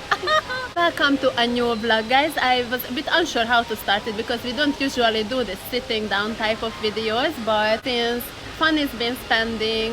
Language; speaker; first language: English; non-native, fluent; Hungarian